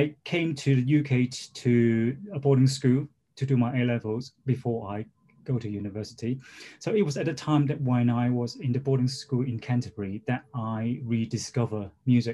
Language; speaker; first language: English; non-native, local second language; Cantonese